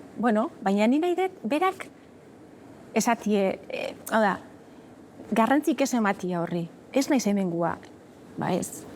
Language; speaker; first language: Basque; early bilingual, other home language; Arabic